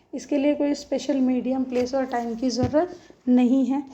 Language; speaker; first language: Hindi; non-native, local second language; Marathi